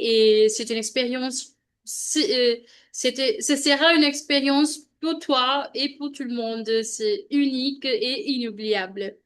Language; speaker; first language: French; non-native, learner; Hindi